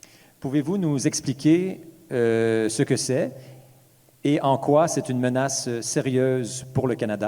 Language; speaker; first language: French; native; French